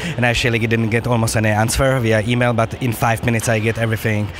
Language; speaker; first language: English; non-native, fluent; Czech